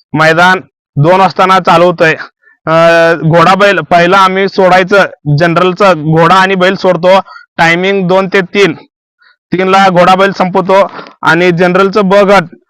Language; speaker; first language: Marathi; non-native, local second language; Kannada